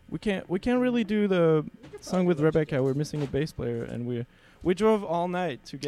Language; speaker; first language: English; non-native, fluent; French